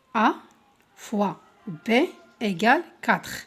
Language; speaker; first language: French; non-native, local second language; Arabic